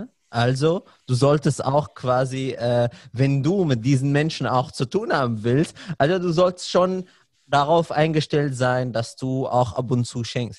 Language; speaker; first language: German; non-native, fluent; Arabic